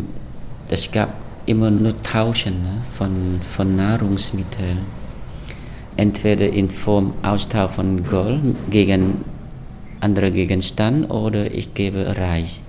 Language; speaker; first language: German; non-native, fluent; Khmer